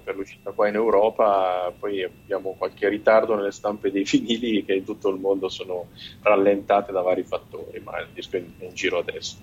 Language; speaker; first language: Italian; native; Italian